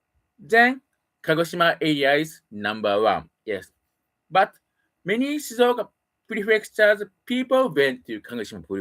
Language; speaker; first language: English; non-native, learner; Japanese